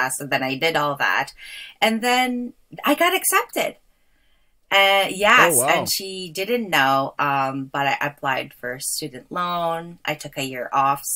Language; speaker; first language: English; native; English